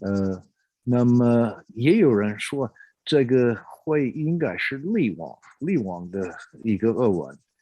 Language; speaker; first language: Chinese; non-native, fluent; English